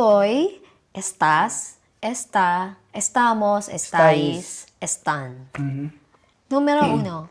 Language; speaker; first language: Spanish; non-native, learner; Filipino